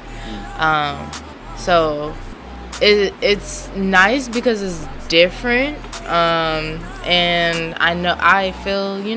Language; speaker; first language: English; native; English